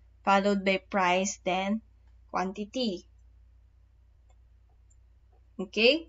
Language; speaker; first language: English; non-native, local second language; Filipino